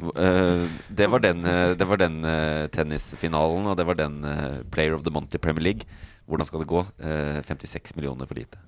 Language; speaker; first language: Norwegian; native; Norwegian